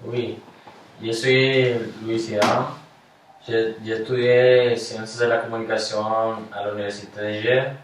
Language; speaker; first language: French; non-native, learner; Spanish